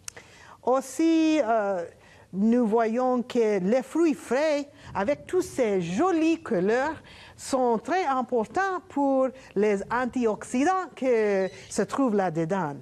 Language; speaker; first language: French; non-native, learner; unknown